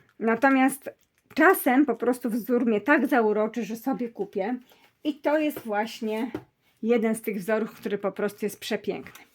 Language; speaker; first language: Polish; native; Polish